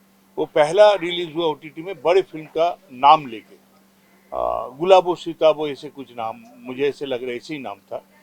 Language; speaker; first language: Hindi; non-native, local second language; Bangla